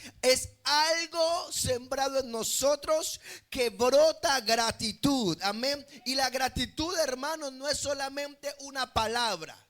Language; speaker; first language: Spanish; native; Spanish